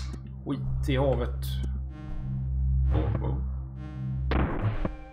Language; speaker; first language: Swedish; native; Swedish